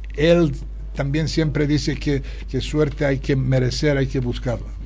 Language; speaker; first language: Spanish; non-native, fluent; Serbian